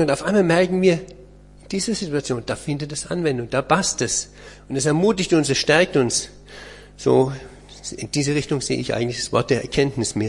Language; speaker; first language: German; native; German